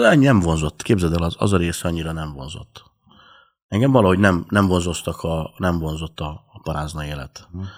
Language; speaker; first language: Hungarian; native; Hungarian